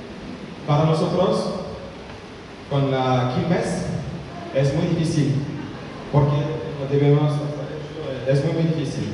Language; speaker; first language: Spanish; non-native, learner; French